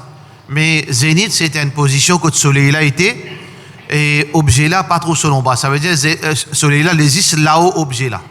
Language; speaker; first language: French; non-native, learner; Morisyen